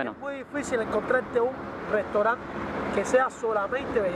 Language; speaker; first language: Spanish; native; Spanish